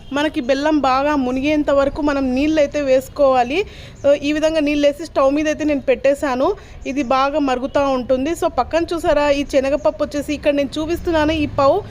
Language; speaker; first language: Telugu; non-native, local second language; Urdu